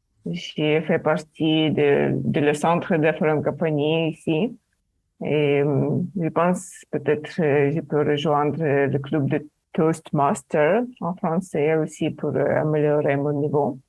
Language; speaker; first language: French; non-native, learner; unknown